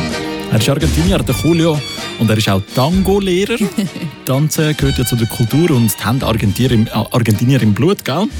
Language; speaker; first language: German; native; German